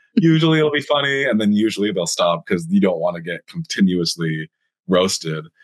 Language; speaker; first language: English; native; English